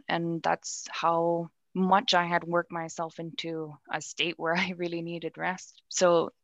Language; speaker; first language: English; native; English